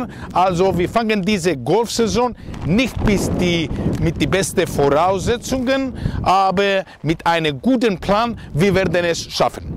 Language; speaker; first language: German; non-native, learner; Greek